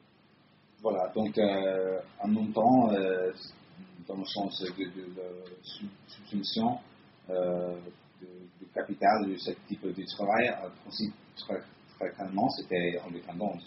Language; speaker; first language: French; non-native, fluent; Italian